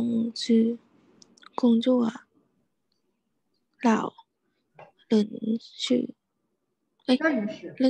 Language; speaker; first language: Chinese; non-native, learner; Thai